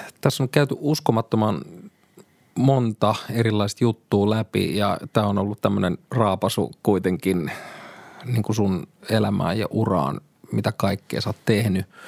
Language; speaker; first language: Finnish; native; Finnish